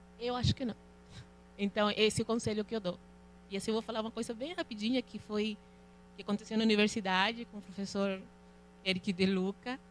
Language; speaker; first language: Portuguese; non-native, fluent; Spanish